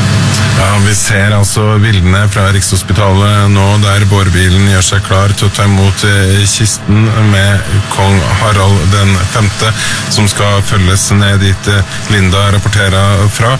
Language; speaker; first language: Norwegian; native; Norwegian